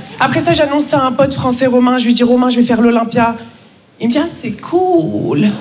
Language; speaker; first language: French; native; French